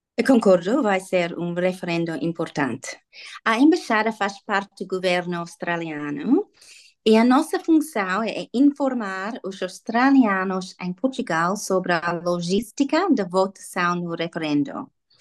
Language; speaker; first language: Portuguese; non-native, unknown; English